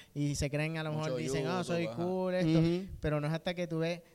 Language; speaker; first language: Spanish; native; Spanish